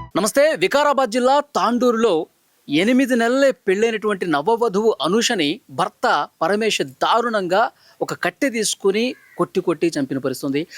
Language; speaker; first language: Telugu; native; Telugu